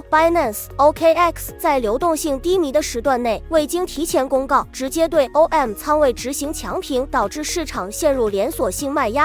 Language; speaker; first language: Chinese; native; Chinese